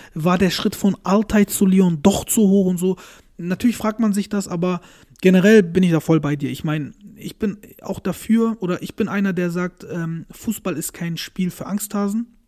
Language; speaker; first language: German; early bilingual, other home language; Turkish